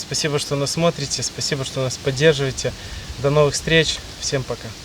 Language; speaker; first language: Russian; native; Russian